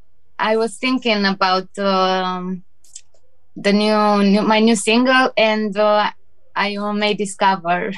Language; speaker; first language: English; non-native, learner; Romanian